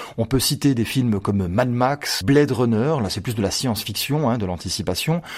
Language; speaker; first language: French; native; French